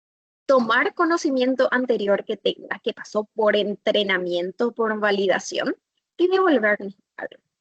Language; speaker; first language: Spanish; native; Spanish